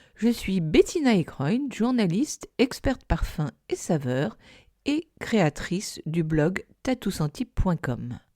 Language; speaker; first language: French; non-native, fluent; English